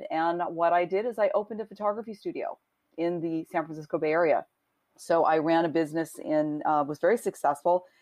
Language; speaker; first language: English; native; English